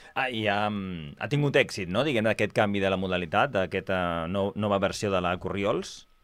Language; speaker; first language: Catalan; native; Catalan